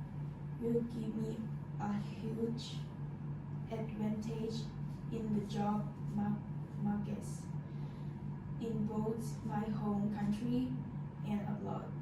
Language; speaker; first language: English; non-native, fluent; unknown